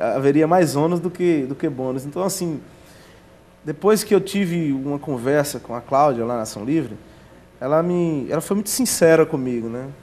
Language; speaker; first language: Portuguese; native; Portuguese